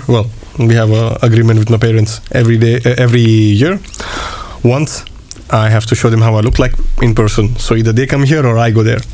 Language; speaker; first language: English; non-native, local second language; Marathi